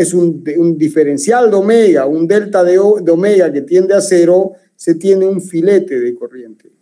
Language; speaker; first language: Spanish; native; Spanish